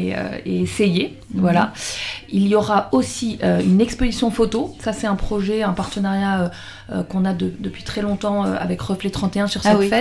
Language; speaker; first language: French; native; French